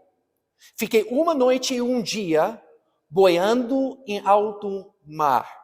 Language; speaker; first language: Portuguese; non-native, fluent; English